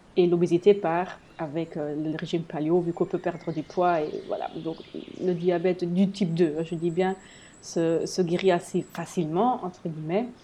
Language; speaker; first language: French; non-native, fluent; German